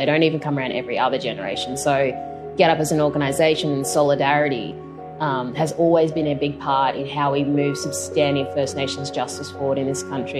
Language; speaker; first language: English; native; English